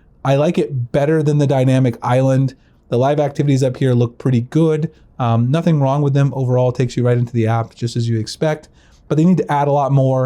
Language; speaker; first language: English; native; English